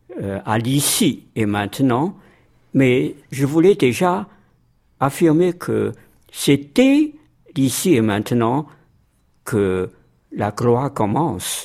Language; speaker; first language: French; non-native, fluent; Chinese